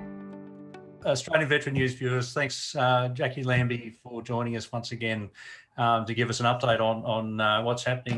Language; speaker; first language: English; native; English